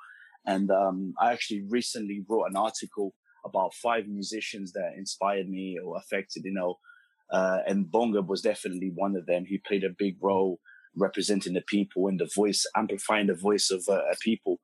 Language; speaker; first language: English; early bilingual, other home language; Portuguese